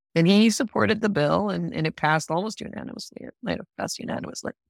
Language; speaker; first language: English; non-native, fluent; Spanish